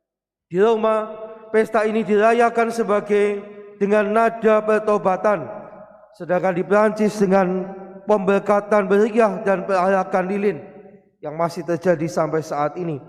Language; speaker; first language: Indonesian; non-native, local second language; Javanese